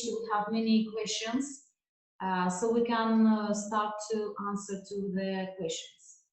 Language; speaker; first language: English; non-native, fluent; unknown